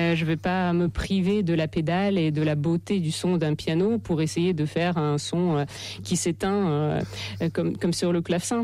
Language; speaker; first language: French; non-native, fluent; Russian